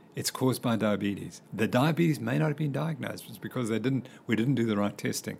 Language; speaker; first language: English; native; English